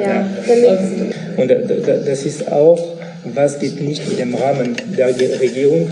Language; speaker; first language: German; non-native, learner; French